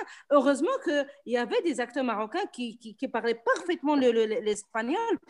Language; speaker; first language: French; non-native, local second language; Arabic